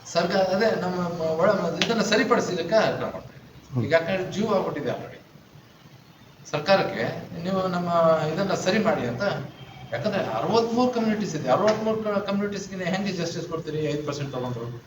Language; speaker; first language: Kannada; non-native, local second language; Lambadi